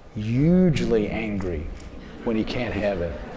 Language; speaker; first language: English; native; English